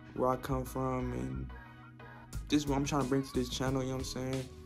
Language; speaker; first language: English; native; English